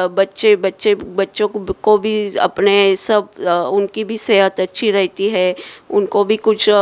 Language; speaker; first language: Hindi; non-native, local second language; Marathi